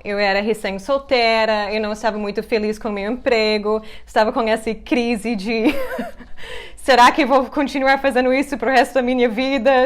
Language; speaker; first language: Portuguese; non-native, fluent; English